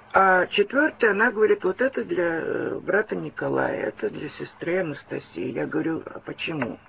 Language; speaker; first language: Russian; early bilingual, heritage; Russian